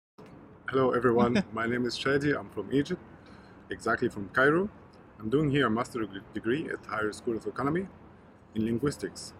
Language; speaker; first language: English; non-native, fluent; Arabic